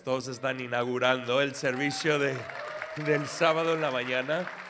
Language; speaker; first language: Spanish; non-native, fluent; English